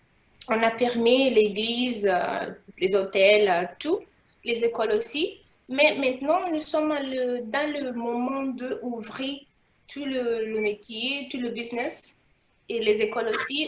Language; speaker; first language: French; non-native, local second language; Portuguese